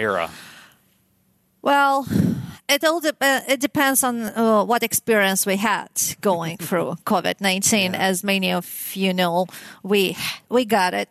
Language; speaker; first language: English; non-native, fluent; Russian